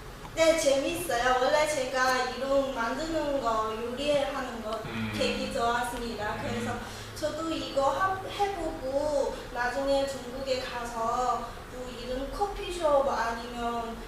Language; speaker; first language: Korean; non-native, learner; Chinese